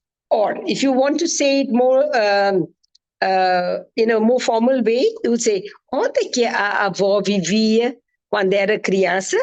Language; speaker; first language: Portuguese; non-native, fluent; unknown